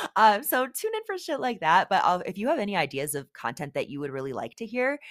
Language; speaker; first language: English; native; English